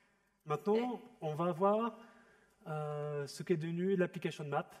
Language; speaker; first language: French; native; French